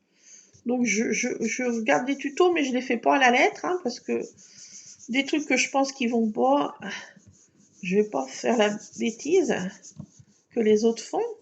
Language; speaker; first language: French; native; French